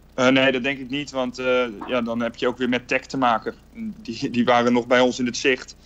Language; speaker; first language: Dutch; native; Dutch